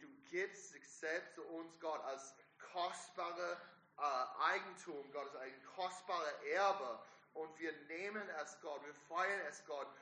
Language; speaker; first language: German; non-native, learner; English